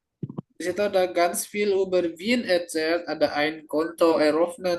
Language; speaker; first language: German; non-native, fluent; Indonesian